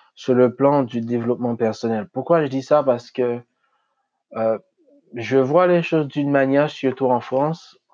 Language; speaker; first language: French; non-native, local second language; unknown